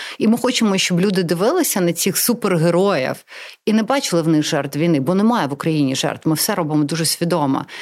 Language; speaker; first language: Ukrainian; non-native, local second language; Russian